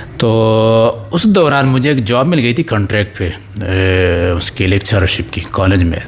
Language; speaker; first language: Urdu; non-native, local second language; Pashto